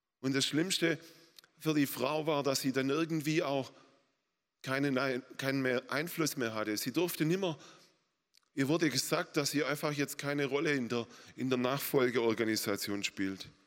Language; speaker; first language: German; native; German